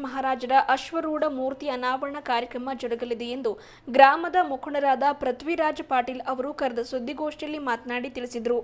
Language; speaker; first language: Kannada; native; Kannada